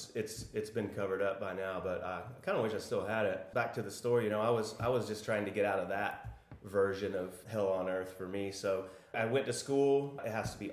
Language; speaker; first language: English; native; English